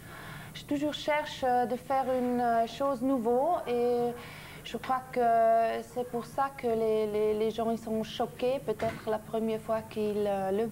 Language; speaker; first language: French; non-native, local second language; German